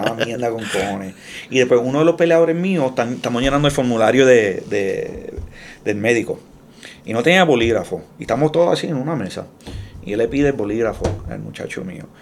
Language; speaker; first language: Spanish; early bilingual, heritage; Spanish